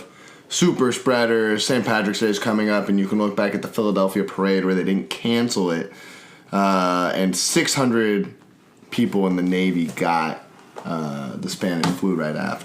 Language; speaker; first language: English; native; English